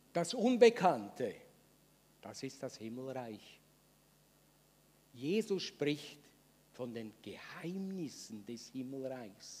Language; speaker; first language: German; native; German